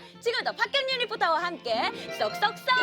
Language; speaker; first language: Korean; native; Korean